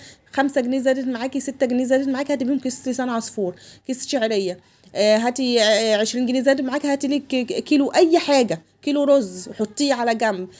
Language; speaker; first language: Arabic; native; Arabic